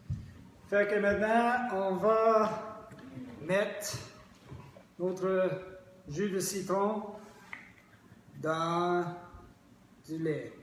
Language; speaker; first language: French; non-native, learner; English